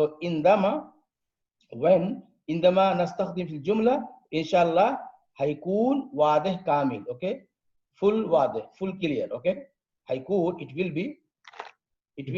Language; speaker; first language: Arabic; non-native, fluent; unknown